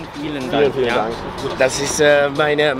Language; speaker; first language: German; non-native, learner; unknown